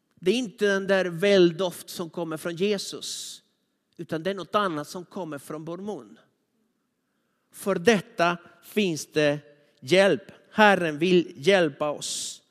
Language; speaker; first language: Swedish; non-native, fluent; Spanish